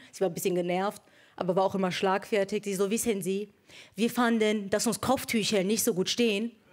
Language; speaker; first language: German; early bilingual, other home language; Persian